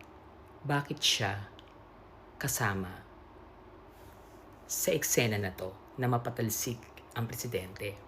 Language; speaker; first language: Filipino; native; Filipino